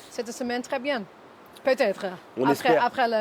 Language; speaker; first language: French; non-native, learner; Dutch